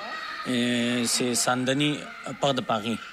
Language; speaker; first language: French; non-native, learner; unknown